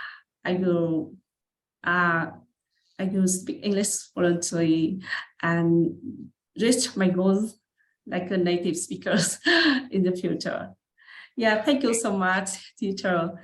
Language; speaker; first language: English; non-native, learner; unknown